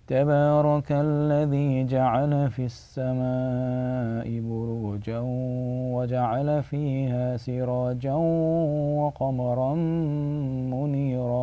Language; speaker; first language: Arabic; non-native, learner; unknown